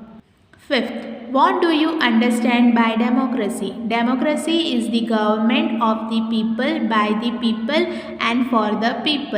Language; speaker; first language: English; non-native, local second language; Hindi